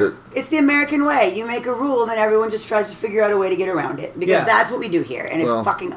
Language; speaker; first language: English; native; English